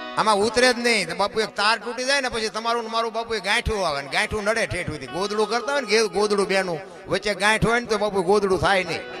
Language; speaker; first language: Gujarati; native; Gujarati